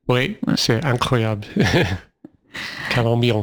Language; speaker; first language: French; non-native, fluent; English